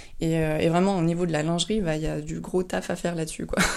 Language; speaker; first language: French; native; French